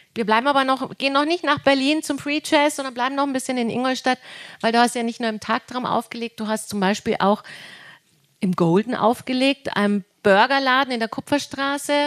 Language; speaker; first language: German; native; German